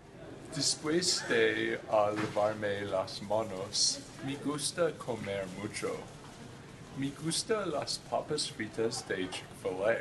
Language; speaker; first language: Spanish; non-native, learner; English